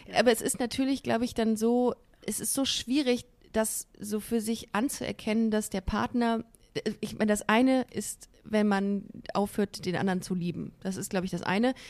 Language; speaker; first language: German; native; German